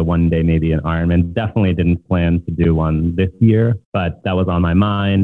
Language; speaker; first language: English; non-native, fluent; Norwegian